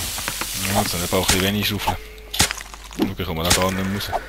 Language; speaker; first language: German; native; German